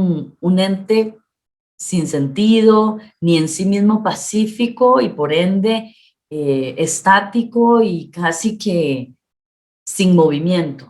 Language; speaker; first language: Spanish; native; Spanish